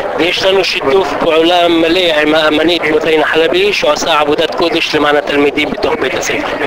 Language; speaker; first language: Hebrew; non-native, local second language; Arabic